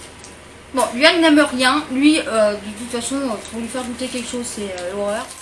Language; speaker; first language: French; native; French